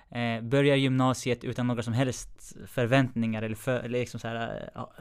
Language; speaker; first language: Swedish; native; Swedish